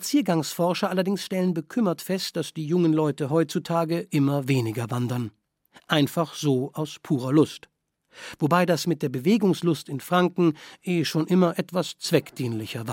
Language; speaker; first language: German; native; German